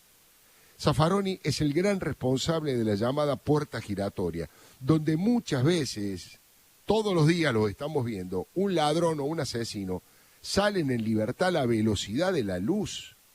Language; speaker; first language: Spanish; native; Spanish